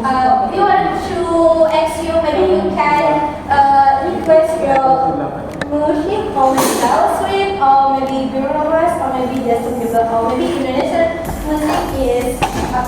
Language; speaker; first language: English; non-native, learner; Indonesian